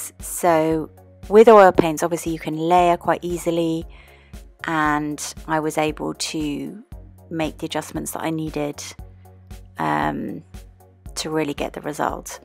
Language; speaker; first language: English; native; English